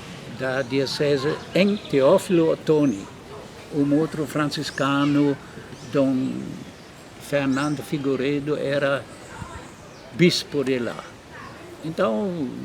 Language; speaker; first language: Portuguese; non-native, fluent; German